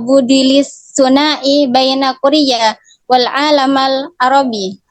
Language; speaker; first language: Arabic; non-native, learner; Indonesian